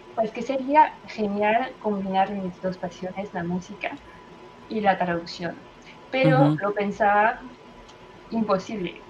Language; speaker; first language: Spanish; non-native, fluent; French